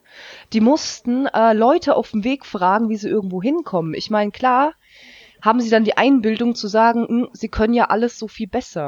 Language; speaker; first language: German; native; German